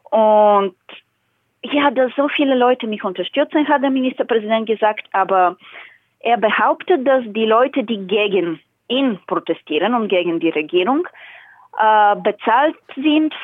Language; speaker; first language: German; non-native, fluent; Bulgarian